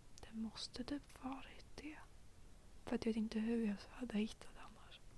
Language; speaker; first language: Swedish; native; Swedish